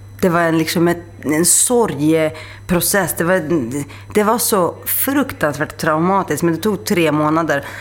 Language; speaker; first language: Swedish; early bilingual, other home language; Greek